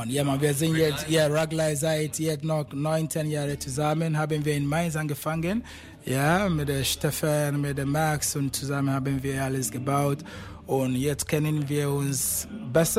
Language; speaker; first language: German; non-native, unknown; Akan